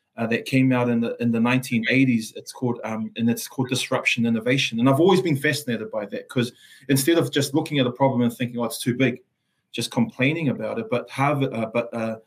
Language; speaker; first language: English; non-native, local second language; Samoan